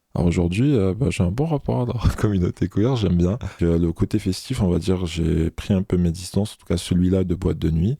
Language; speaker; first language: French; non-native, local second language; Arabic